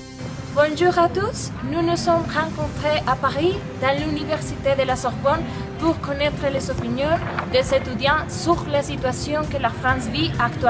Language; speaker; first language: French; non-native, learner; Spanish